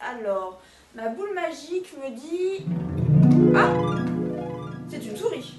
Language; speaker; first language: French; native; French